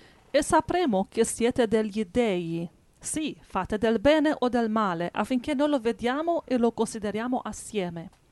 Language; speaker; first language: Italian; native; Italian